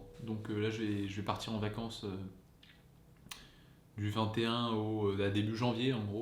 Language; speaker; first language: French; native; French